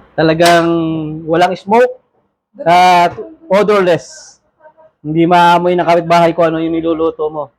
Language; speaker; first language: Filipino; native; Filipino